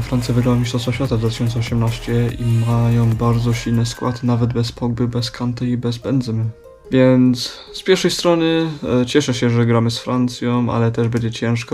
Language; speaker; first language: Polish; early bilingual, heritage; Polish